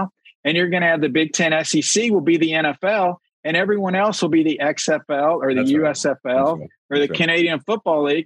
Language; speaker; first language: English; native; English